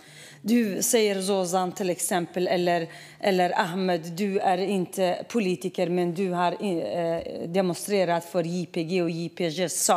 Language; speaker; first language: Swedish; non-native, fluent; Kurdish